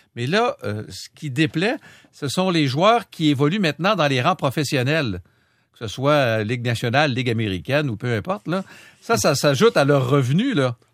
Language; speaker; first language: French; native; French